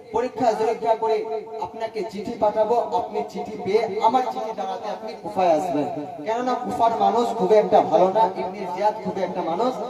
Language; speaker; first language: Bangla; non-native, local second language; Urdu